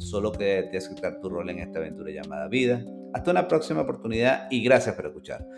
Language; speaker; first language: Spanish; native; Spanish